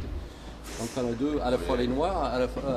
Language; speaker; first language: French; native; French